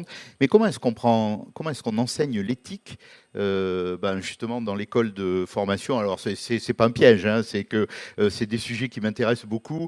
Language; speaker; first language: French; native; French